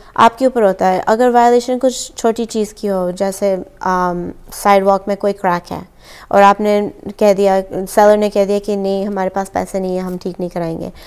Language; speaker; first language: Hindi; early bilingual, heritage; Hindi